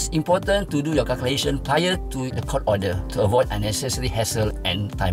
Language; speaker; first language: English; non-native, local second language; Malay